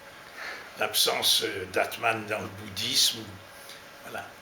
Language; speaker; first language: French; native; French